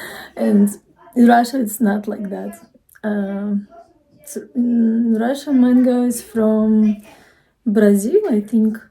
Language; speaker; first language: English; non-native, fluent; Russian